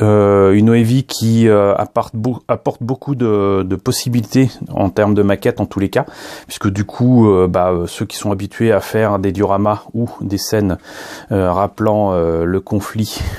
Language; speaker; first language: French; native; French